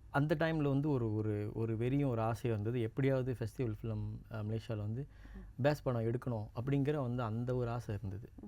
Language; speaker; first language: Tamil; native; Tamil